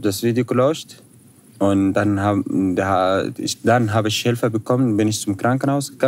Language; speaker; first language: German; non-native, fluent; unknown